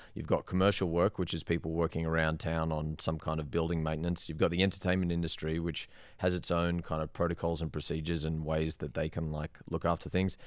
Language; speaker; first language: English; native; English